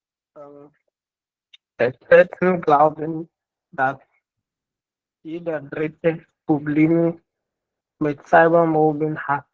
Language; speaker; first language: German; non-native, learner; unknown